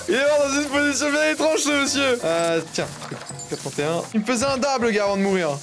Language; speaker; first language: French; native; French